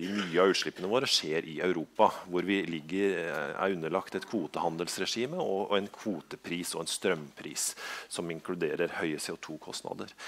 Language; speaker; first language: Norwegian; native; Norwegian